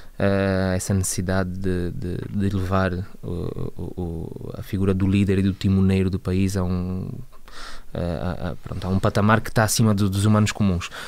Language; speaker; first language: Portuguese; native; Portuguese